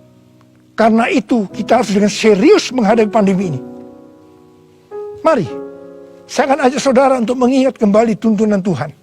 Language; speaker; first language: Indonesian; native; Indonesian